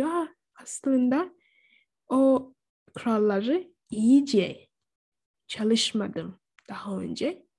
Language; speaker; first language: Turkish; non-native, fluent; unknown